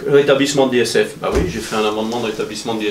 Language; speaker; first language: French; native; French